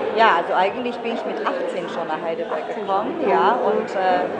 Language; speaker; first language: German; non-native, fluent; Chinese